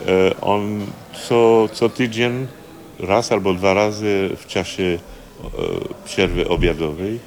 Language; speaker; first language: Polish; early bilingual, heritage; Polish